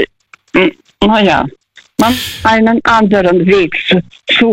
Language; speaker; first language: German; early bilingual, other home language; Russian